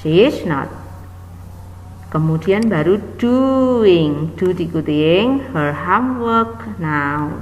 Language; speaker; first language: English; non-native, fluent; Indonesian